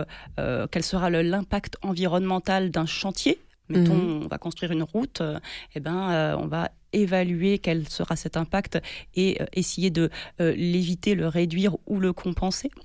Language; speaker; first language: French; native; French